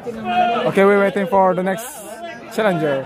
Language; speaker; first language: English; non-native, learner; Indonesian